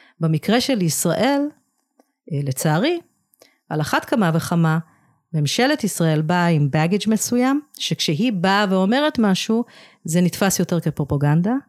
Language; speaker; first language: Hebrew; early bilingual, other home language; English